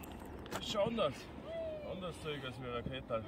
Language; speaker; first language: German; native; German